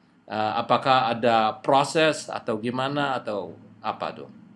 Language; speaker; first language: Indonesian; native; Indonesian